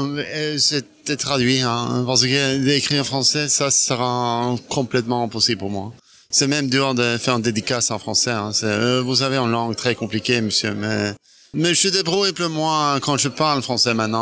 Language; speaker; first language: French; non-native, fluent; Norwegian